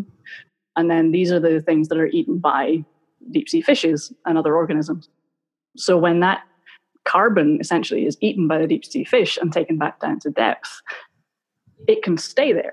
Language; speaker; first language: English; native; English